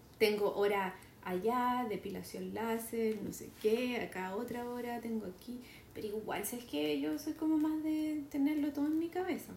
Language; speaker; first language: Spanish; native; Spanish